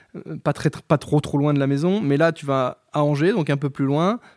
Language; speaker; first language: French; native; French